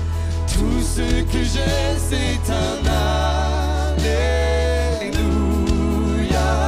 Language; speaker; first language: French; native; French